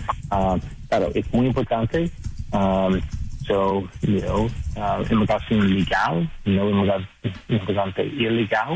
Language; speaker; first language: Spanish; non-native, learner; English